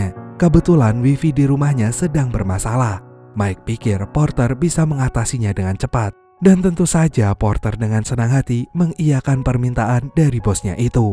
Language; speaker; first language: Indonesian; native; Indonesian